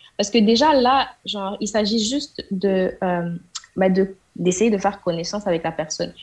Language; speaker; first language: French; non-native, local second language; Wolof